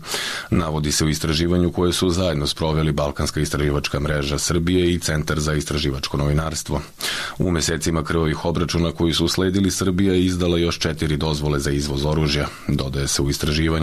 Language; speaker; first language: Serbian; native; Serbian